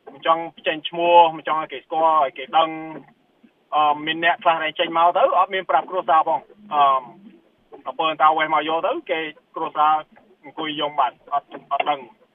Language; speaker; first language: Khmer; early bilingual, heritage; Khmer